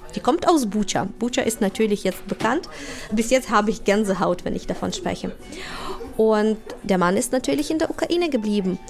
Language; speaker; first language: German; non-native, fluent; Ukrainian